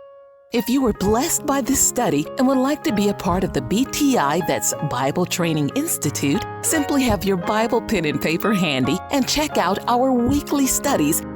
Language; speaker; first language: English; native; English